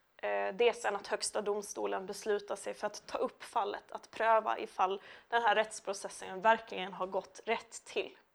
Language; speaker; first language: Swedish; native; Swedish